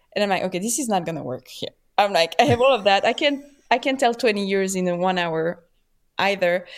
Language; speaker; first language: English; non-native, fluent; French